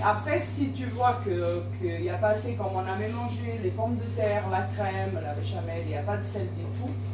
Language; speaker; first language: French; non-native, fluent; Portuguese